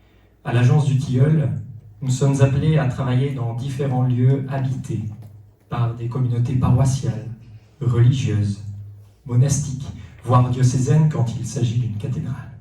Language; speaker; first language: French; native; French